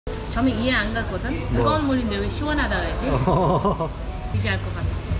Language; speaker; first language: Korean; non-native, fluent; Uzbek